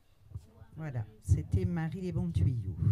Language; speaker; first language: French; native; French